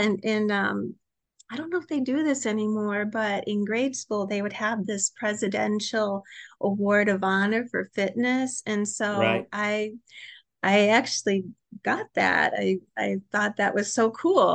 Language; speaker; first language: English; native; English